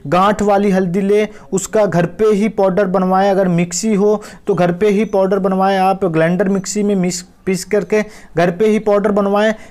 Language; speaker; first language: Hindi; native; Hindi